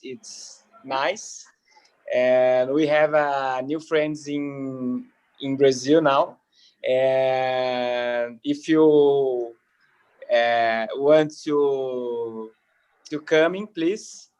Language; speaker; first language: English; non-native, learner; Portuguese